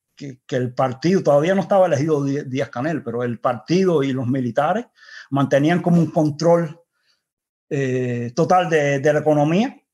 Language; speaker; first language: Spanish; native; Spanish